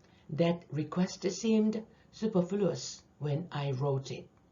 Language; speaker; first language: English; non-native, fluent; Korean